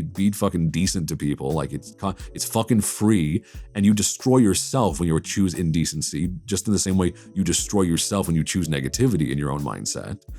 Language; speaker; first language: English; native; English